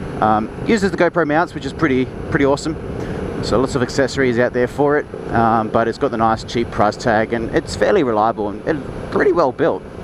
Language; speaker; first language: English; native; English